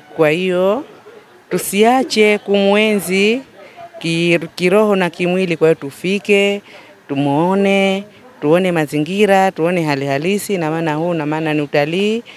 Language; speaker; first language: Swahili; native; Swahili